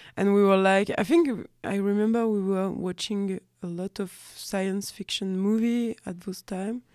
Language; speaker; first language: English; non-native, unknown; French